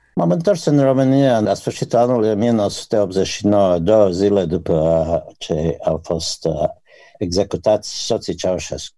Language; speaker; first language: Romanian; native; Romanian